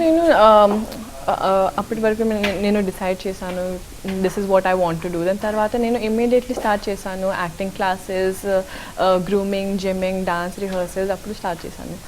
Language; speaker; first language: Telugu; non-native, local second language; Urdu